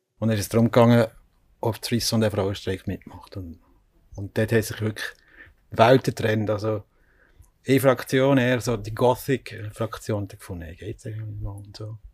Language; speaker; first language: German; native; German